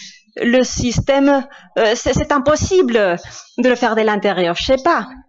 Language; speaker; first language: French; non-native, fluent; Spanish